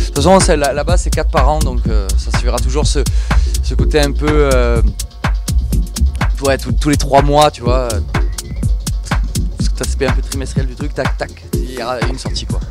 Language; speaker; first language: French; native; French